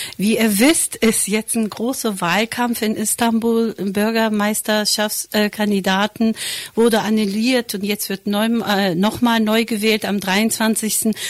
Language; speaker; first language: German; non-native, fluent; Turkish